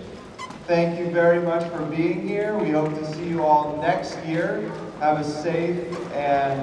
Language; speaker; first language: English; native; English